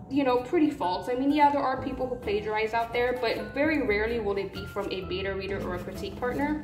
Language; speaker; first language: English; native; English